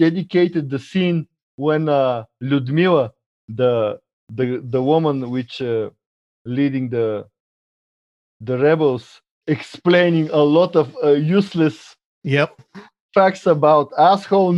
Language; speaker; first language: English; non-native, fluent; Bulgarian